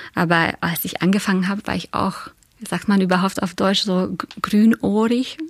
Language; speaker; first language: German; non-native, fluent; Hungarian